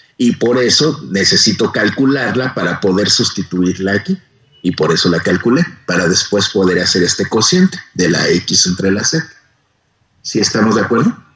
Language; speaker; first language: Spanish; native; Spanish